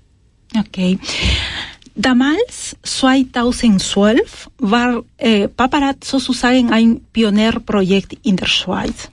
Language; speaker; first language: German; non-native, fluent; Spanish